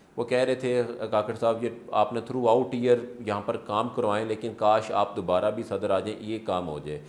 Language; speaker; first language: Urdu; non-native, local second language; Punjabi